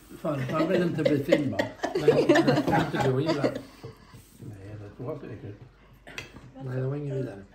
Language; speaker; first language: Swedish; native; Swedish